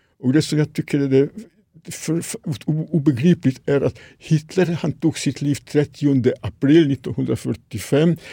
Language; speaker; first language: Swedish; non-native, fluent; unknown